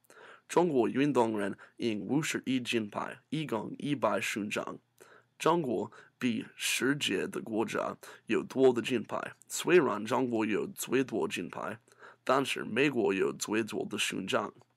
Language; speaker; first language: Chinese; non-native, learner; English